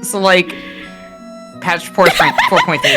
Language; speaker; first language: English; native; English